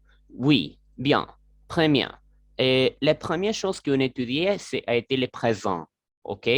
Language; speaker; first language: French; non-native, learner; Spanish